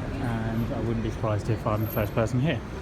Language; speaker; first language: English; native; English